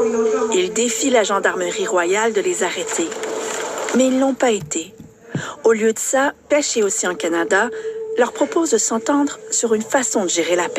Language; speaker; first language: French; native; French